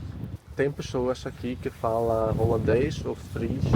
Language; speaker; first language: Portuguese; non-native, learner; Dutch